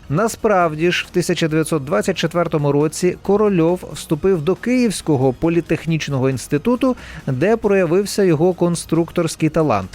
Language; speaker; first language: Ukrainian; native; Ukrainian